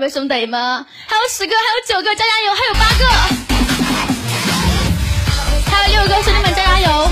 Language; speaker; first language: Chinese; native; Chinese